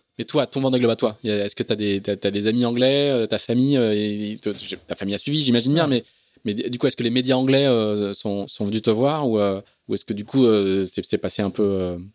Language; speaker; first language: French; native; French